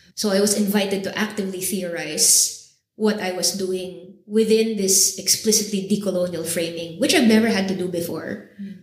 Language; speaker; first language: English; native; English